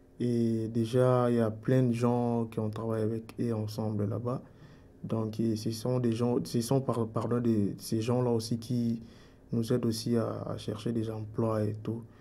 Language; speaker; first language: French; non-native, local second language; Lingala